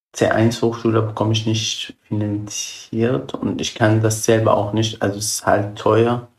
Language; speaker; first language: German; non-native, fluent; Arabic